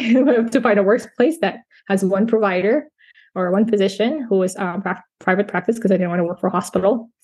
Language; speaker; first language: English; native; English